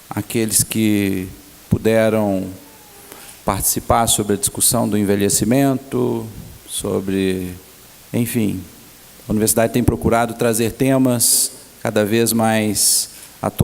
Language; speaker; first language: Portuguese; native; Portuguese